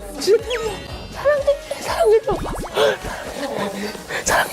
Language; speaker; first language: Korean; native; Korean